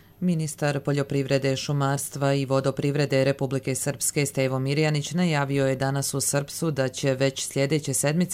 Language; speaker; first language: Serbian; native; Serbian